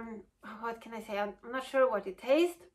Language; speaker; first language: English; non-native, fluent; Norwegian